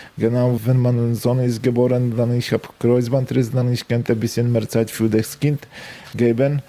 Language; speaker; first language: German; non-native, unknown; Polish